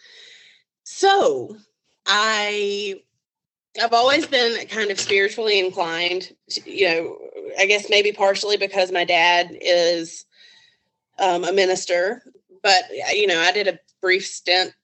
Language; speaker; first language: English; native; English